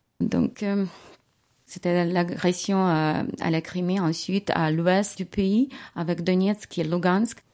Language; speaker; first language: French; non-native, fluent; Ukrainian